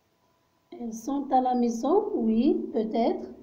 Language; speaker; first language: French; non-native, local second language; Arabic